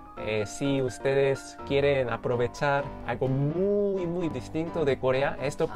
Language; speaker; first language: Spanish; non-native, fluent; Korean